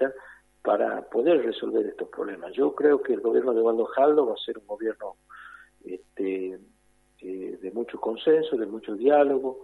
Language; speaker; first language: Spanish; native; Spanish